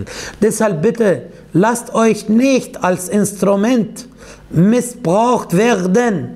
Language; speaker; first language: German; non-native, fluent; Arabic